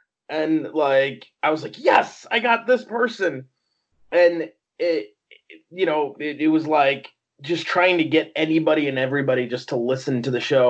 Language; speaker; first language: English; native; English